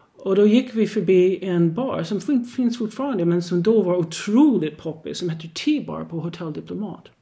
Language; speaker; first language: Swedish; non-native, fluent; English